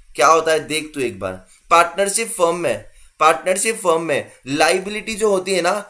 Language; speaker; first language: Hindi; non-native, local second language; Marathi